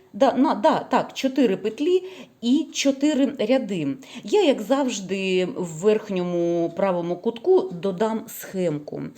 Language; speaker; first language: Ukrainian; non-native, local second language; Russian